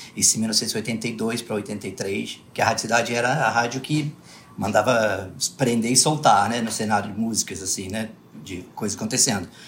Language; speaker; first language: Portuguese; early bilingual, other home language; English